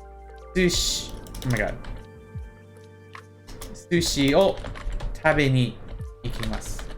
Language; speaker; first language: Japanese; non-native, learner; English